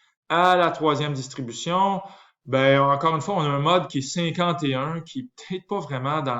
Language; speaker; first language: French; native; French